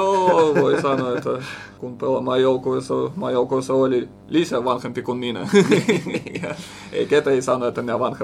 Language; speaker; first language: Finnish; non-native, learner; Russian